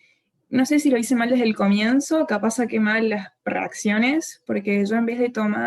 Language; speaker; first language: Spanish; native; Spanish